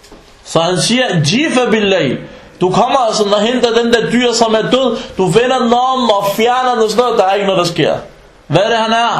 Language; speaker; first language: Danish; early bilingual, other home language; Arabic